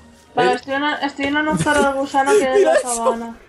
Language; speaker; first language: Spanish; native; Spanish